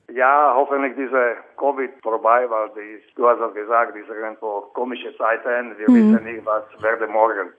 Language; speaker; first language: German; non-native, fluent; Slovak